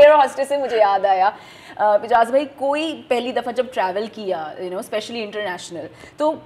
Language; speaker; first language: Urdu; native; Urdu